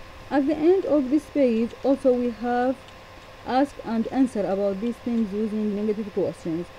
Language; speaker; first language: English; non-native, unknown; Arabic